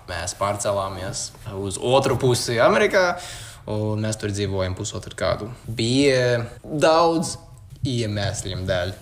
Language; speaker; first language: Latvian; non-native, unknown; English